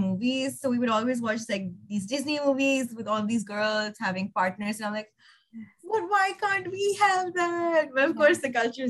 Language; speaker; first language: English; non-native, local second language; Urdu